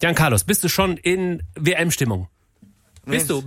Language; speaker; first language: German; native; German